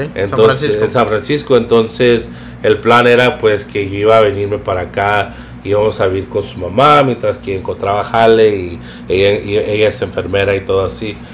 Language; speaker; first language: Spanish; early bilingual, heritage; Spanish